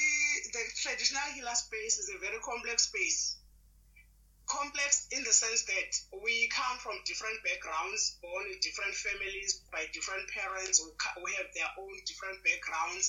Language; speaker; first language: English; non-native, local second language; Xhosa